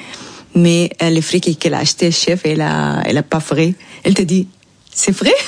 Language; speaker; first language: French; non-native, learner; Arabic